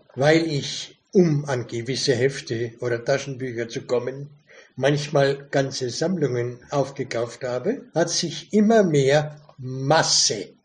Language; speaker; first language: German; native; German